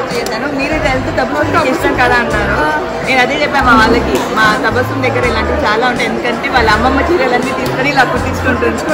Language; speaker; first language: Telugu; native; Telugu